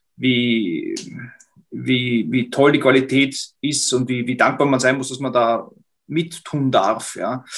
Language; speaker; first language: German; native; German